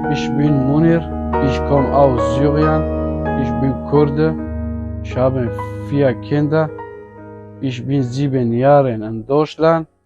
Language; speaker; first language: German; non-native, learner; Kurdish